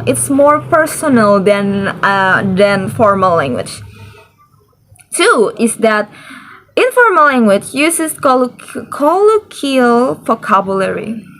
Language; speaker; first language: English; non-native, learner; Indonesian